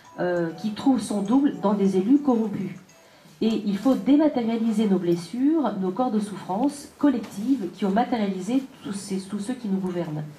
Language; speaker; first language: French; native; French